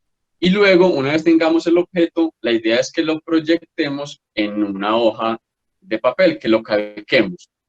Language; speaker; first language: Spanish; native; Spanish